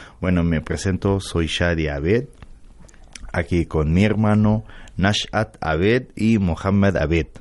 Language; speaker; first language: Spanish; non-native, learner; Arabic